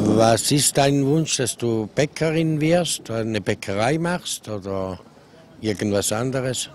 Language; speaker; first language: German; non-native, learner; Italian